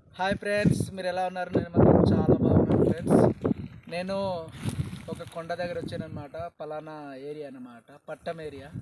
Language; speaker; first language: Telugu; non-native, local second language; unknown